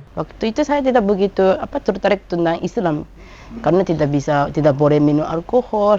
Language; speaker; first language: Indonesian; non-native, fluent; Japanese